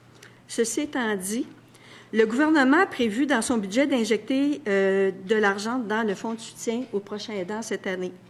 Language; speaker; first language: French; native; French